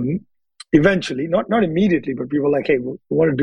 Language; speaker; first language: English; non-native, local second language; Telugu